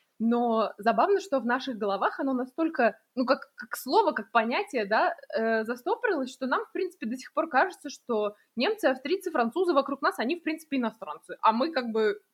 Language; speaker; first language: Russian; native; Russian